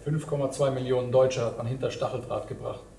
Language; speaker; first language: German; native; German